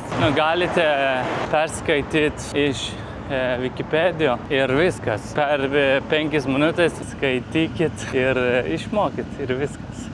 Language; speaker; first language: Lithuanian; non-native, learner; Turkish